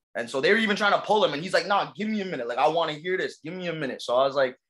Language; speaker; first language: English; native; English